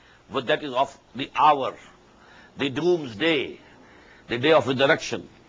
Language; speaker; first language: English; non-native, local second language; Urdu